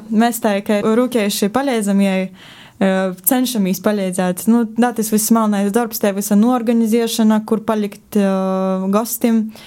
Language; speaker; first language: Latvian; native; Latvian